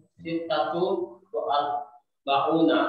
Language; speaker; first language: Arabic; non-native, learner; Indonesian